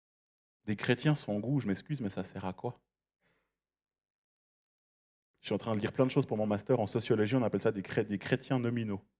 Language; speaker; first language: French; native; French